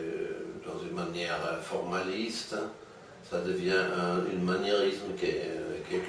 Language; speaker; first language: French; non-native, fluent; German